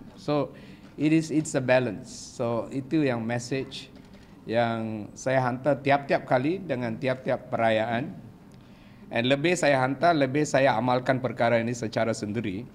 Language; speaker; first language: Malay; non-native, local second language; Tamil